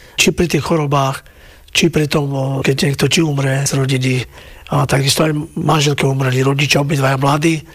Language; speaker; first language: Slovak; native; Slovak